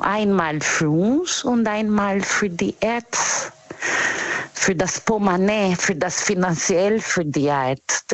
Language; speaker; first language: German; non-native, fluent; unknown